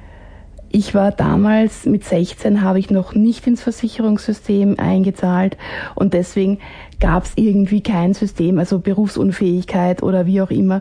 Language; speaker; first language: German; native; German